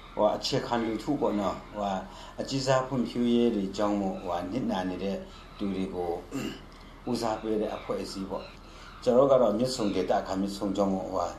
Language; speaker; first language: Burmese; non-native, local second language; Kachin